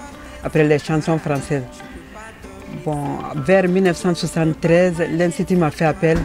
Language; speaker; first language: French; non-native, local second language; Bambara